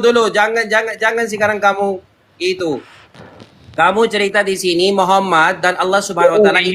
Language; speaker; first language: Indonesian; non-native, learner; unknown